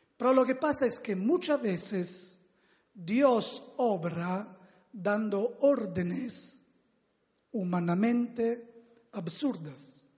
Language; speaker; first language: Spanish; non-native, fluent; Italian